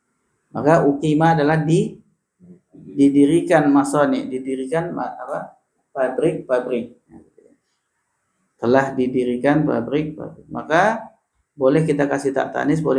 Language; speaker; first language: Indonesian; native; Indonesian